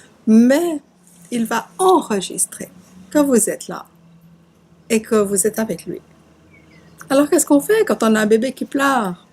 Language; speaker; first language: French; native; French